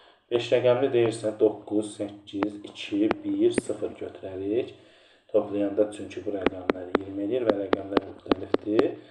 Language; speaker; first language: Azerbaijani; native; Azerbaijani